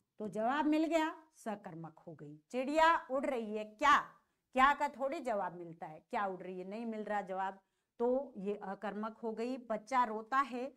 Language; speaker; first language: Hindi; native; Hindi